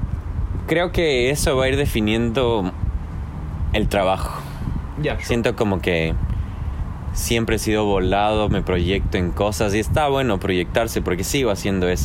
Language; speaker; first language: Spanish; native; Spanish